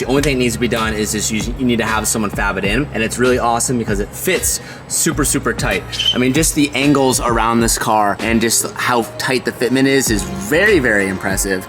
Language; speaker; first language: English; native; English